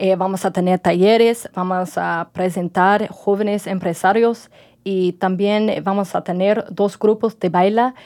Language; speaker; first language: Spanish; non-native, learner; English